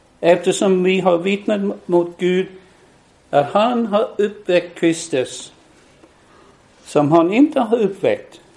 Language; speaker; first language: Swedish; non-native, fluent; English